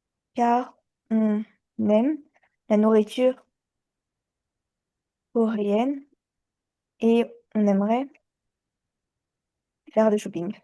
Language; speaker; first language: French; early bilingual, other home language; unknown